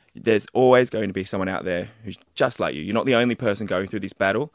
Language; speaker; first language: English; native; English